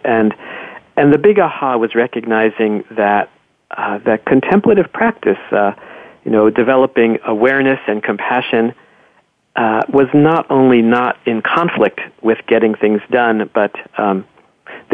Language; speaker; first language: English; native; English